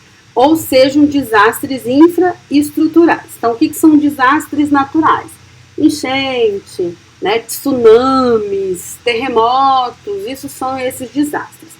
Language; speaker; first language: Portuguese; native; Portuguese